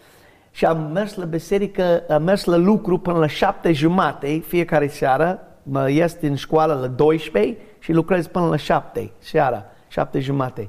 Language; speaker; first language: Romanian; early bilingual, heritage; Romanian